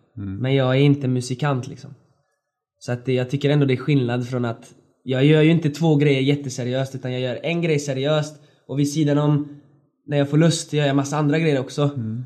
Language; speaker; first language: Swedish; native; Swedish